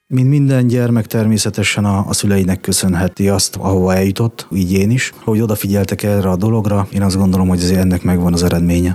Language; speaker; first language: Hungarian; native; Hungarian